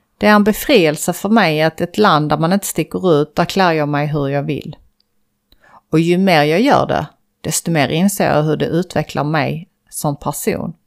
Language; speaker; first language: Swedish; early bilingual, other home language; Persian